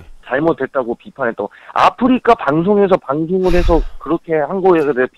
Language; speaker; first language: Korean; native; Korean